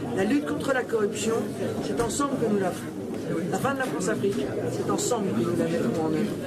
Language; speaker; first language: French; native; French